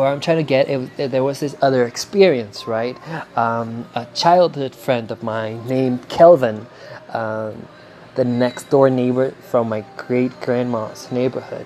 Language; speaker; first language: English; non-native, fluent; Spanish